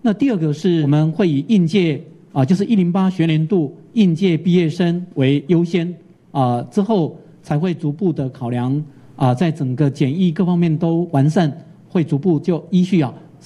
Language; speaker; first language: Chinese; native; Chinese